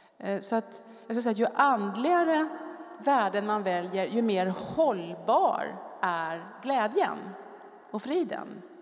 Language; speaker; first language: Swedish; native; Swedish